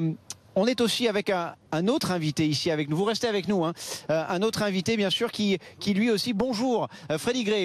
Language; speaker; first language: French; native; French